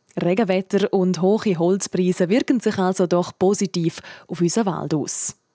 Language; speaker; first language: German; native; German